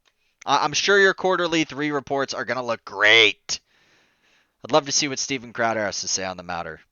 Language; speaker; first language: English; native; English